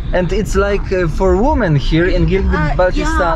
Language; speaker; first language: English; non-native, learner; Polish